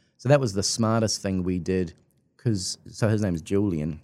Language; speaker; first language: English; native; English